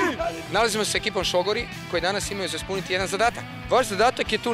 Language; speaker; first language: Serbian; native; Serbian